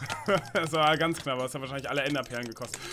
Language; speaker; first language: German; native; German